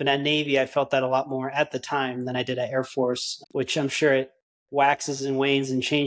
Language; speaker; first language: English; native; English